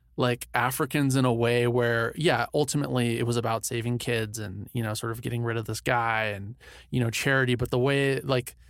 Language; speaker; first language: English; early bilingual, other home language; Ganda